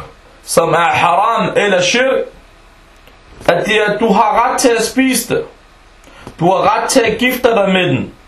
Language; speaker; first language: Danish; early bilingual, other home language; Arabic